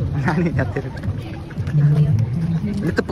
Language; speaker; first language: Japanese; non-native, learner; Nepali